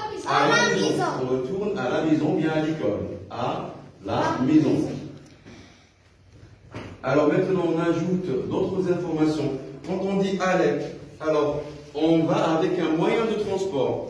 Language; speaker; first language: French; non-native, local second language; Arabic